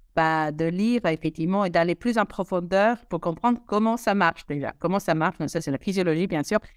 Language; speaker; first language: French; non-native, fluent; English